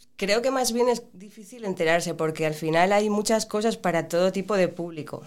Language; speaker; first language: Spanish; native; Spanish